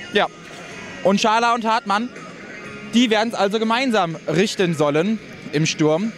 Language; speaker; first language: German; native; German